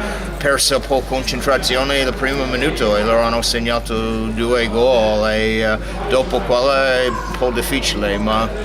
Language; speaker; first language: Italian; non-native, learner; English